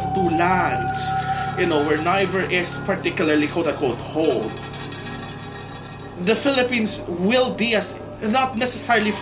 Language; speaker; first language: English; non-native, local second language; Bikol